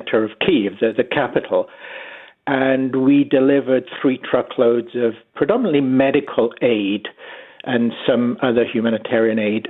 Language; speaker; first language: English; native; English